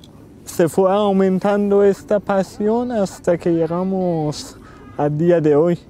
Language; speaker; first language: Spanish; early bilingual, other home language; Persian